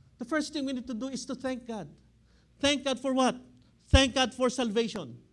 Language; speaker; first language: English; non-native, local second language; Filipino